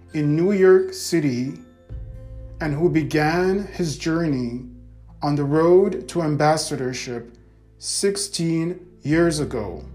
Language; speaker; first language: English; native; English